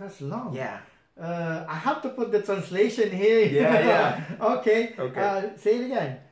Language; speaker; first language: English; non-native, fluent; Filipino